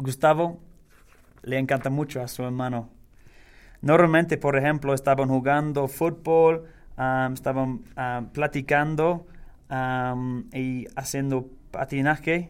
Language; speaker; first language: Spanish; non-native, learner; English